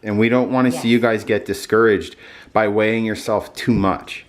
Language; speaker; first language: English; native; English